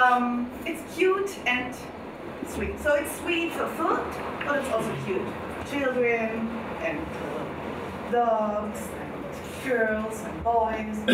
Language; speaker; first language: English; non-native, fluent; German